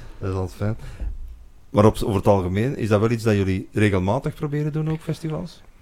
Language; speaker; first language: Dutch; native; Dutch